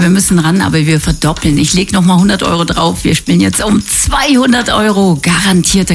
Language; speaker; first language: German; native; German